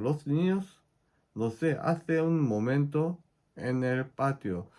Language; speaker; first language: Spanish; non-native, fluent; Korean